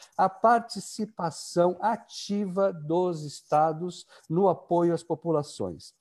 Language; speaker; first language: Portuguese; native; Portuguese